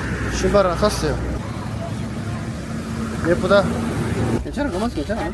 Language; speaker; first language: Korean; native; Korean